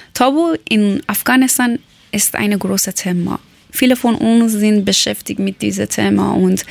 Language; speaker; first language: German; non-native, learner; Persian